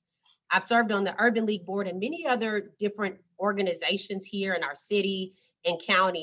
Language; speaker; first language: English; native; English